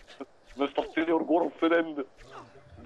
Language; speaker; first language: Arabic; native; Arabic